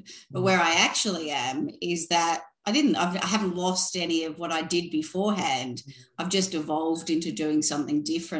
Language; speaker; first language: English; native; English